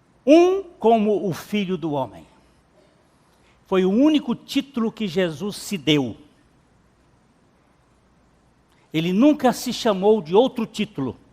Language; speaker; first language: Portuguese; native; Portuguese